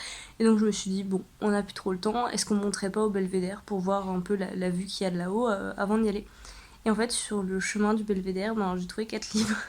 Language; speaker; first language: French; native; French